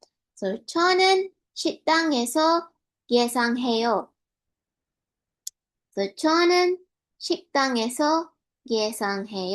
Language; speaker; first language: Korean; non-native, learner; English